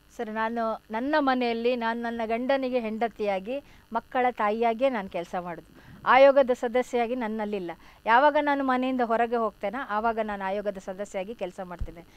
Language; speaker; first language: Kannada; non-native, local second language; Tulu